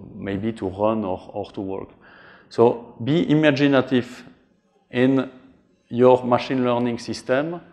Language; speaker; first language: English; non-native, fluent; French